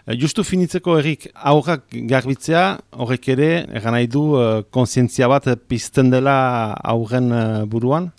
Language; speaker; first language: Basque; native; Basque